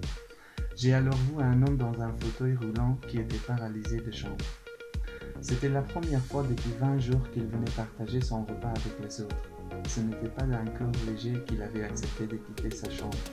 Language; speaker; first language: French; non-native, fluent; Persian